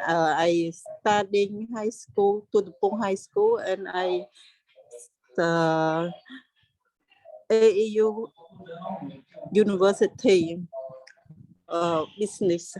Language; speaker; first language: English; non-native, learner; Khmer